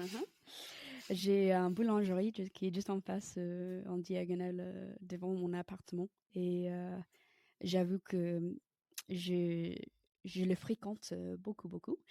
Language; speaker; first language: French; non-native, fluent; English